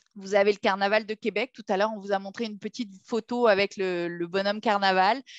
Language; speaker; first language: French; native; French